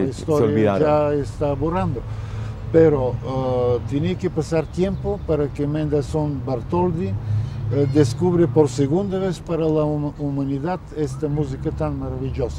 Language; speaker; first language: Spanish; non-native, fluent; Bulgarian